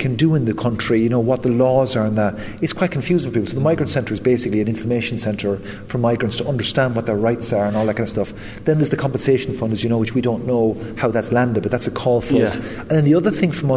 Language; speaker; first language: English; native; English